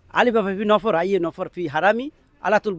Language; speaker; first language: Arabic; non-native, learner; Bangla